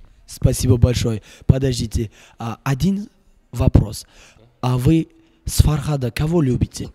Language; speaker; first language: Russian; non-native, local second language; Uzbek